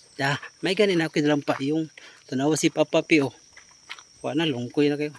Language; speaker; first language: Filipino; non-native, local second language; Cebuano